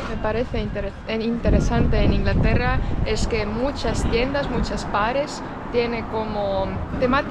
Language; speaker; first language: Spanish; non-native, fluent; Estonian